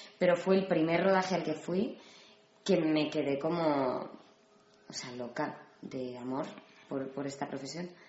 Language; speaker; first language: Spanish; native; Spanish